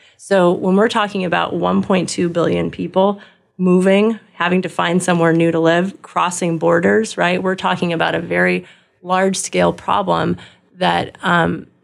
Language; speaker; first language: English; native; English